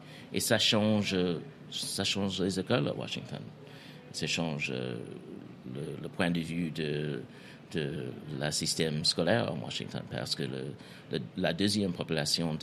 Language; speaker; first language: French; non-native, fluent; English